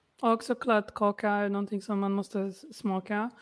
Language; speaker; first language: Swedish; non-native, fluent; Polish